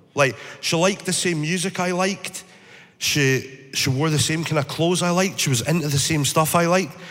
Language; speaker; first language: English; native; English